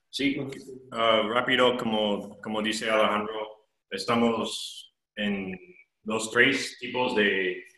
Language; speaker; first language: Spanish; non-native, fluent; English